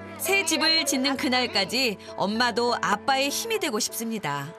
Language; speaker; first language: Korean; native; Korean